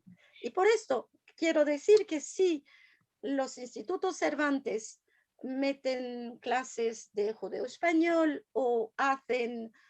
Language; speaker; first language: Spanish; non-native, fluent; French